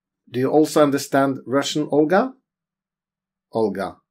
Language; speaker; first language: English; non-native, fluent; Norwegian